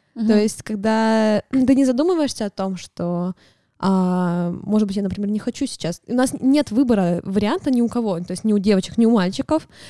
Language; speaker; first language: Russian; native; Russian